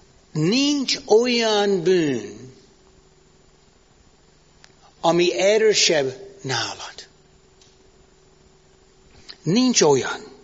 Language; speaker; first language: Hungarian; non-native, fluent; English